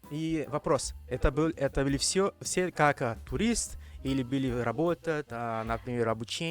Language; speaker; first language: Russian; non-native, learner; Portuguese